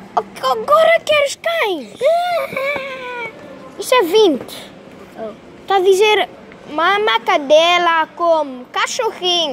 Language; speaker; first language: Portuguese; early bilingual, heritage; Portuguese